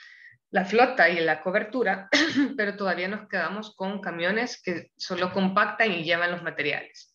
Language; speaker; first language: Spanish; native; Spanish